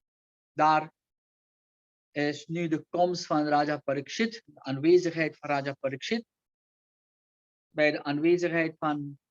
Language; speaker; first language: Dutch; non-native, local second language; Caribbean Hindustani